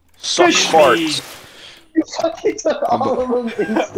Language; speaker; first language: English; native; English